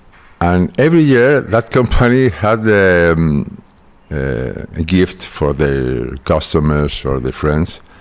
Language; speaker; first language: English; non-native, fluent; Spanish